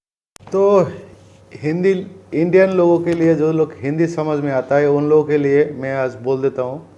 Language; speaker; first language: Hindi; non-native, learner; Bangla